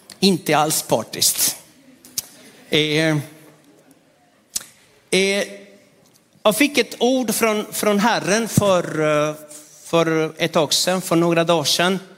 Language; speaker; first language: Swedish; non-native, fluent; Spanish